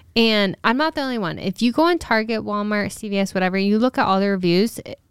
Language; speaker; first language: English; native; English